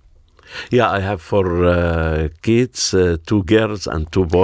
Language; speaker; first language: English; non-native, learner; Arabic